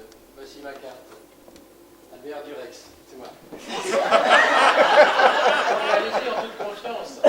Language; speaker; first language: French; native; French